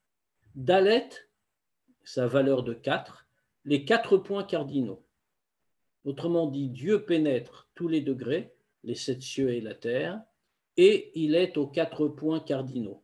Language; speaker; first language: French; native; French